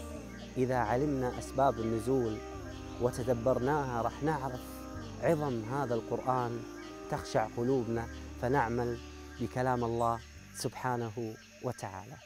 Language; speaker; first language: Arabic; native; Arabic